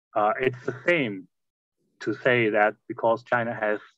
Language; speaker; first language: English; non-native, fluent; Chinese